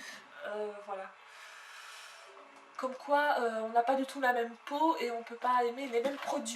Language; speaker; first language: French; native; French